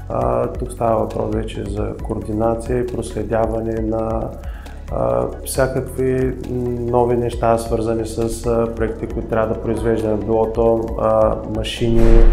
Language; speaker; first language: Bulgarian; native; Bulgarian